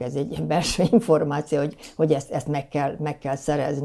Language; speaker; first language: Hungarian; native; Hungarian